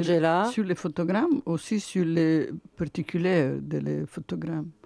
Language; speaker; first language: French; non-native, learner; Italian